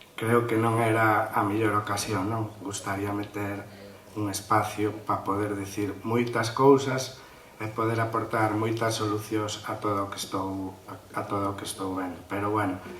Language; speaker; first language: Galician; native; Galician